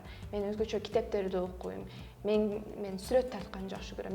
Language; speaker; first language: Kyrgyz; early bilingual, heritage; Kyrgyz